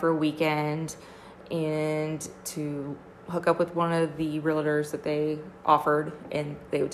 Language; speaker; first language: English; native; English